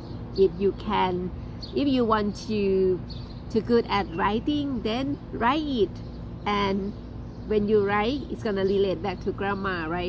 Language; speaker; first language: English; non-native, learner; Thai